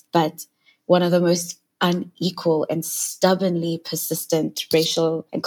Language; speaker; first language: English; non-native, local second language; Southern Sotho